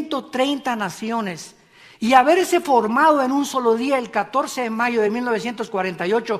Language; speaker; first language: Spanish; native; Spanish